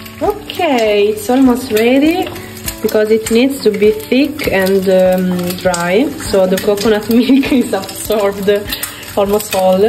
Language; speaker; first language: English; non-native, fluent; Italian